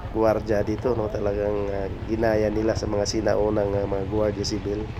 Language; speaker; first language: Filipino; native; Filipino